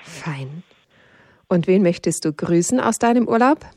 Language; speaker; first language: German; native; German